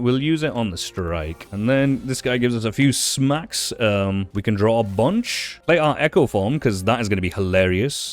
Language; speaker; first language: English; native; English